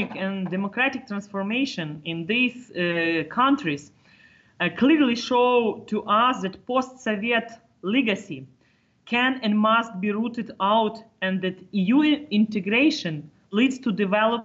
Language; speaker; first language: English; non-native, fluent; Ukrainian